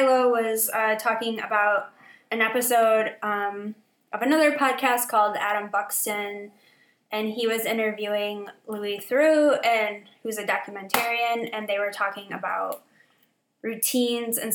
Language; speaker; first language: English; native; English